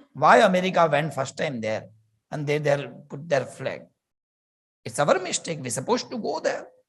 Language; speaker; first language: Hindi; non-native, local second language; Gujarati